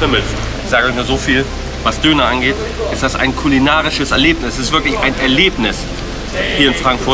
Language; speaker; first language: German; native; German